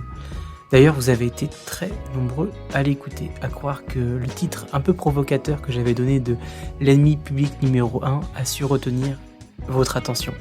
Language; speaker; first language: French; native; French